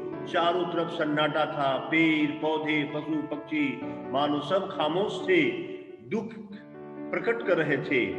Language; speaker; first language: Hindi; native; Hindi